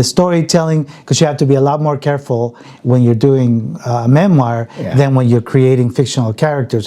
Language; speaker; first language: English; early bilingual, other home language; Spanish